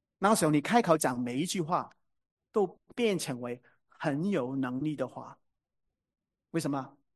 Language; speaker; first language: Chinese; non-native, local second language; Cantonese